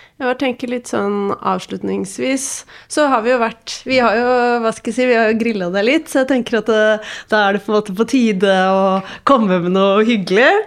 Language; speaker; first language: Norwegian; native; Norwegian